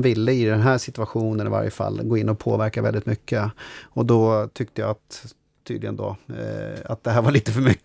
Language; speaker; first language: Swedish; native; Swedish